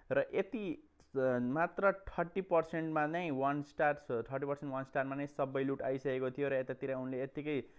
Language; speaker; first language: Nepali; native; Nepali